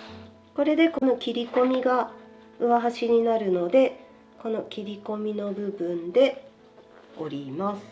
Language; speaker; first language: Japanese; native; Japanese